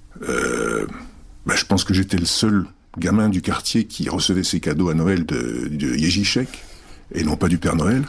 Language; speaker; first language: French; early bilingual, other home language; Czech